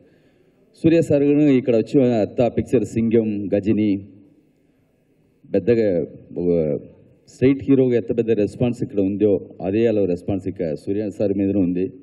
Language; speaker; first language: Telugu; non-native, learner; Tamil